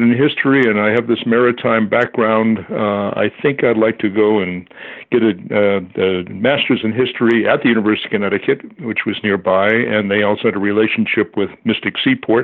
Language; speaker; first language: English; native; English